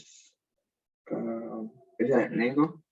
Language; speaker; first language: Spanish; non-native, learner; English